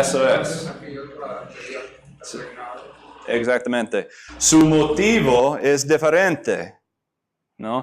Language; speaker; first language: Spanish; non-native, fluent; English